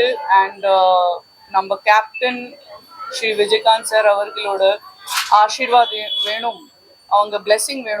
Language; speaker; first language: Tamil; non-native, fluent; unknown